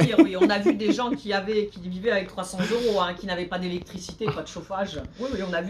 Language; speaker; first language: French; early bilingual, other home language; Polish